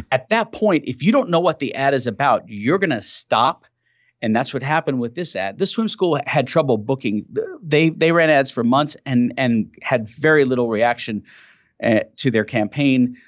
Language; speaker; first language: English; native; English